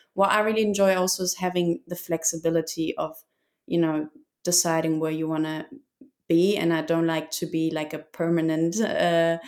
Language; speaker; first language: English; non-native, fluent; German